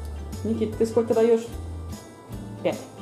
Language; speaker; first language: Russian; native; Russian